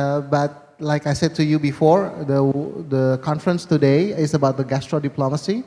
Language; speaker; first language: English; non-native, fluent; Indonesian